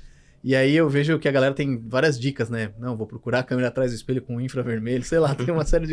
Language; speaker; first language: Portuguese; native; Portuguese